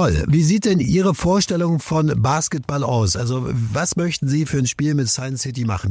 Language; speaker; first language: German; native; German